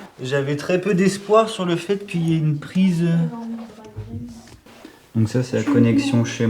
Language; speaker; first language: French; native; French